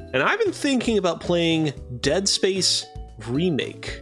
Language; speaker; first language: English; native; English